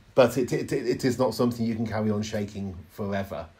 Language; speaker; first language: English; native; English